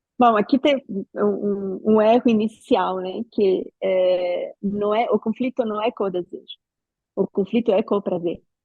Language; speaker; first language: Portuguese; non-native, fluent; Italian